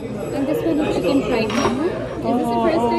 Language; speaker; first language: English; non-native, fluent; Nepali